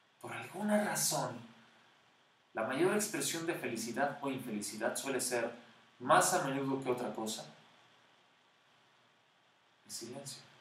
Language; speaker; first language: Spanish; native; Spanish